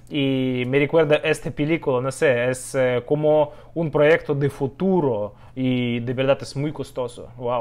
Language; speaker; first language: Spanish; non-native, learner; Russian